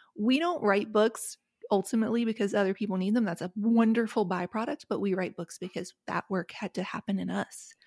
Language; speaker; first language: English; native; English